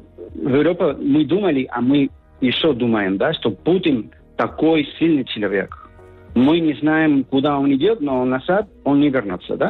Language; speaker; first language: Russian; non-native, learner; Spanish